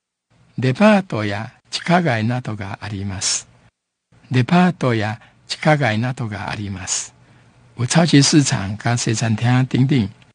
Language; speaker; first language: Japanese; non-native, fluent; Min Nan Chinese